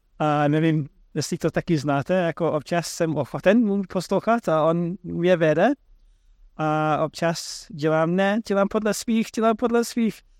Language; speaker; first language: Czech; non-native, fluent; English